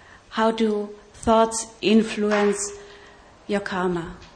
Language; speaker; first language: English; non-native, fluent; German